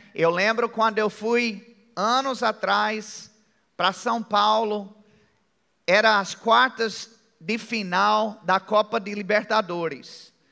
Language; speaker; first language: Portuguese; non-native, fluent; English